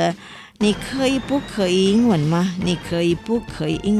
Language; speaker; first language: Chinese; non-native, learner; Indonesian